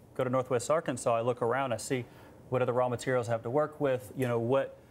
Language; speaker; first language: English; native; English